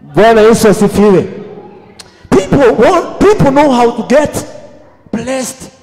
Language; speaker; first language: English; non-native, local second language; Swahili